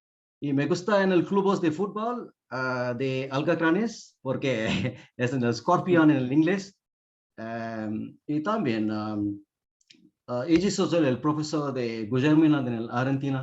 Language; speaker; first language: Spanish; non-native, learner; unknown